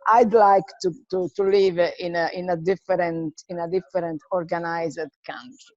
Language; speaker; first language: English; non-native, fluent; Italian